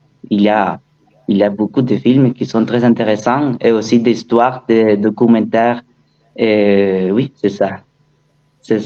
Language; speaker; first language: French; non-native, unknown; Spanish